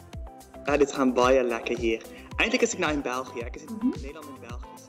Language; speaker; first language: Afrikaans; non-native, learner; Dutch